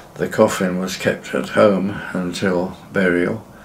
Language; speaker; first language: English; native; English